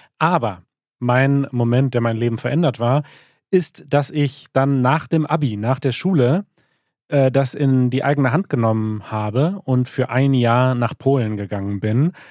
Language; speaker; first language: German; native; German